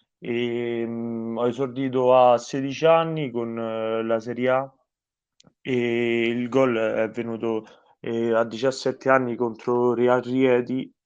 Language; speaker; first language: Italian; native; Italian